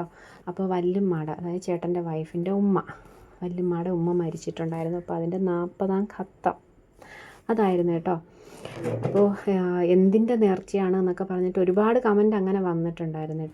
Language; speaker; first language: Malayalam; native; Malayalam